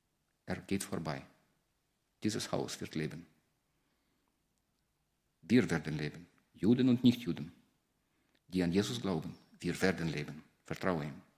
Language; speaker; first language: German; non-native, fluent; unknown